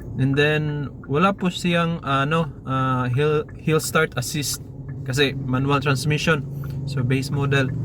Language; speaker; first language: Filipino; non-native, local second language; Cebuano